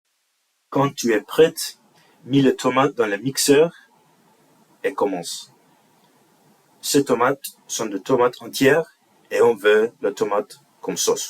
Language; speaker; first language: French; non-native, learner; English